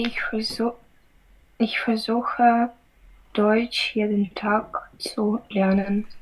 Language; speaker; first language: German; non-native, learner; Ukrainian